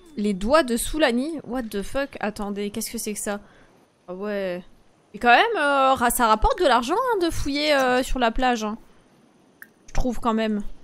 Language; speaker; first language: French; early bilingual, other home language; Polish